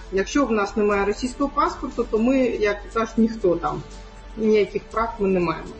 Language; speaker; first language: Ukrainian; non-native, local second language; Crimean Tatar